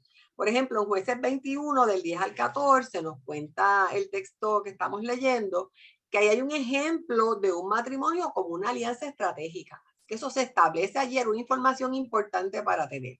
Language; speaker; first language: Spanish; native; Spanish